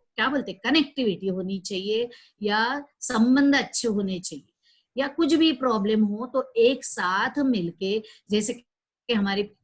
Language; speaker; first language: Hindi; non-native, local second language; Marathi